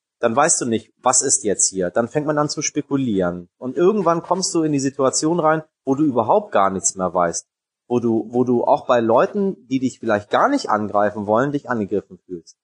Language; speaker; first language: German; early bilingual, other home language; Persian